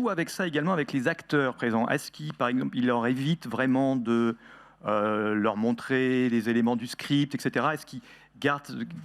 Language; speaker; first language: French; native; French